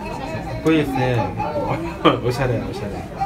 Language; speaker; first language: Japanese; native; Japanese